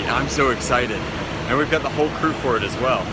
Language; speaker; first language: English; native; English